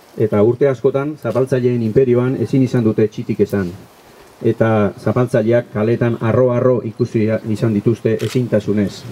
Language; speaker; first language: Basque; native; Basque